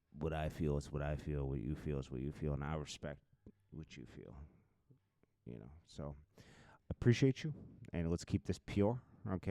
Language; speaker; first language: English; native; English